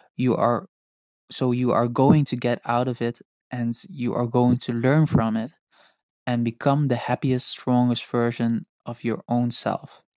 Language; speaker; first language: English; non-native, fluent; Dutch